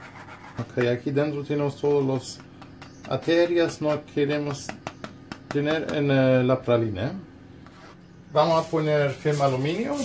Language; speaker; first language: Spanish; non-native, learner; German